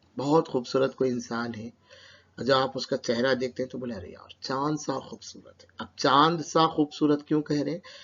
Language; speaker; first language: Urdu; native; Urdu